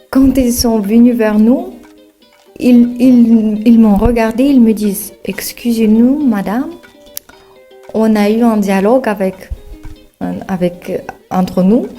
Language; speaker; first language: French; non-native, fluent; Russian